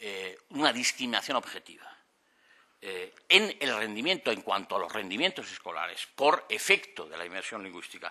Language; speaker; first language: Spanish; native; Spanish